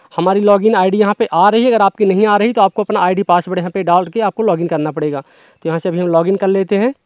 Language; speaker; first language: Hindi; native; Hindi